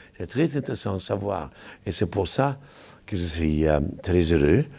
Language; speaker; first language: French; non-native, fluent; German